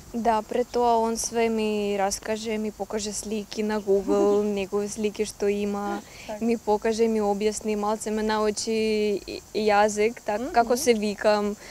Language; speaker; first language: Macedonian; non-native, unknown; Ukrainian